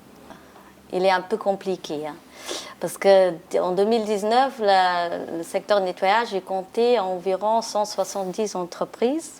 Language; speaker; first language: French; non-native, fluent; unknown